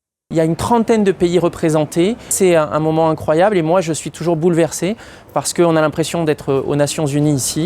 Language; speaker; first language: French; native; French